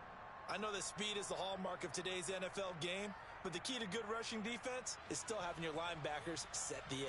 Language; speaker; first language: English; native; English